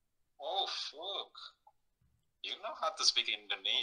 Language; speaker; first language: English; non-native, fluent; Indonesian